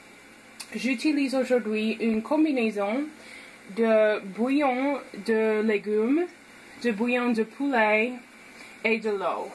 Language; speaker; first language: French; non-native, fluent; English